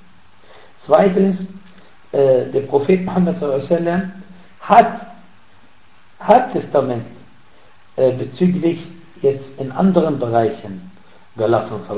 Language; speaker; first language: German; non-native, fluent; Arabic